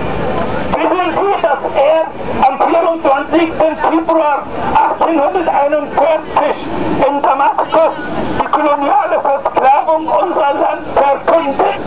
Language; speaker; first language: German; non-native, fluent; Arabic